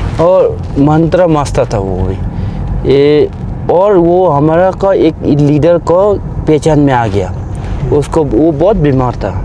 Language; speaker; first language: Hindi; non-native, fluent; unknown